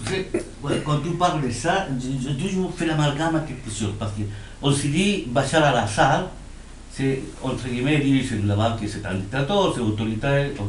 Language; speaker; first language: French; non-native, fluent; Spanish